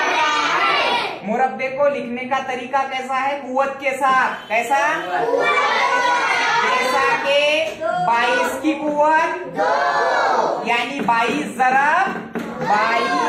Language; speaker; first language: Hindi; native; Hindi